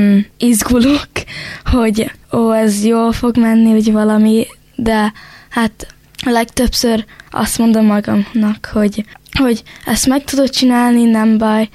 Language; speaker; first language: Hungarian; early bilingual, heritage; Hungarian